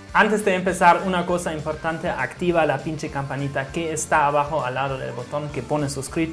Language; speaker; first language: Spanish; non-native, fluent; German